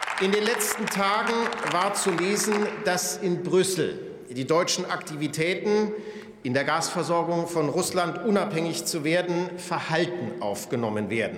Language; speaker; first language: German; native; German